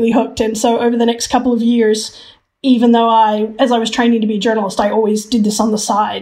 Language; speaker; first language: English; native; English